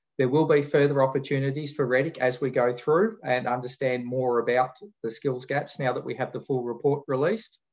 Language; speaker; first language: English; native; English